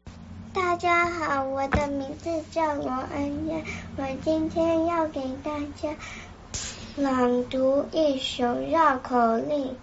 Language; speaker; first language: Chinese; early bilingual, other home language; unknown